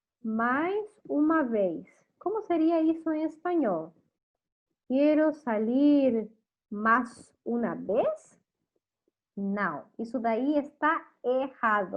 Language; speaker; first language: Portuguese; non-native, fluent; Spanish